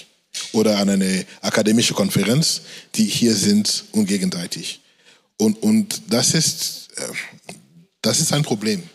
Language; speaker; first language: German; non-native, fluent; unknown